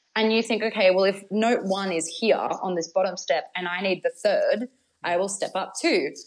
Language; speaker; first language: English; native; English